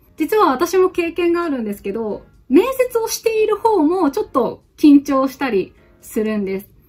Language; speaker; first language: Japanese; native; Japanese